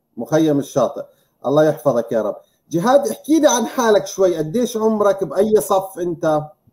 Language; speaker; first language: Arabic; native; Arabic